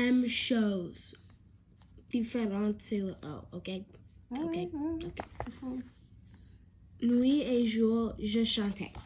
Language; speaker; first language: French; non-native, learner; English